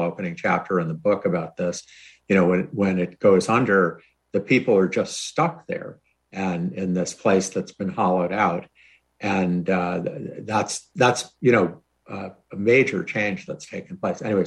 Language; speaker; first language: English; native; English